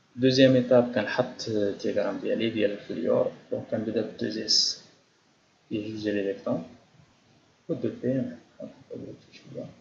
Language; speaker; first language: French; non-native, local second language; Arabic